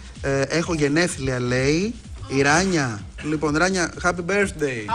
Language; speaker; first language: Greek; native; Greek